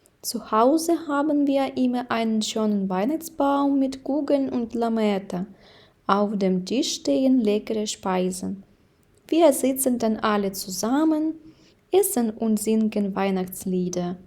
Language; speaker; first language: German; non-native, fluent; Ukrainian